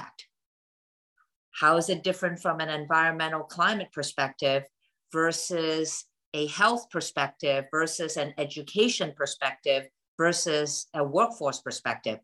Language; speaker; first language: English; non-native, local second language; Cantonese